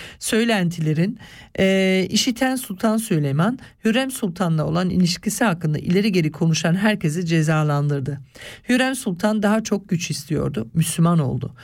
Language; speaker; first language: Turkish; early bilingual, other home language; Swiss German